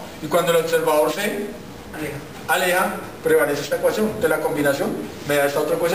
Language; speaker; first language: Spanish; native; Spanish